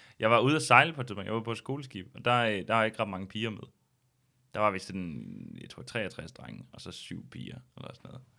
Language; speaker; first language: Danish; native; Danish